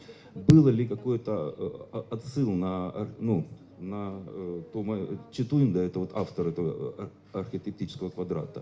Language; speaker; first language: Russian; native; Russian